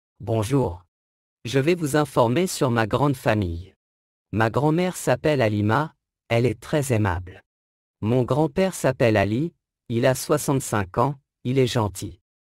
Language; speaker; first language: French; non-native, local second language; Arabic